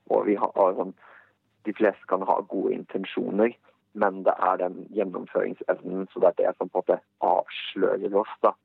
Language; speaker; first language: Norwegian; early bilingual, other home language; Bosnian